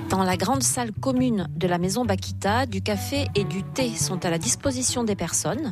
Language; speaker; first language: French; native; French